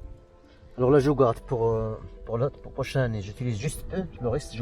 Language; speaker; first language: French; non-native, learner; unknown